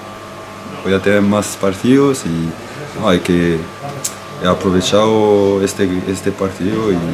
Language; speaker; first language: Spanish; non-native, learner; French